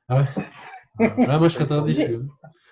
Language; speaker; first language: French; native; French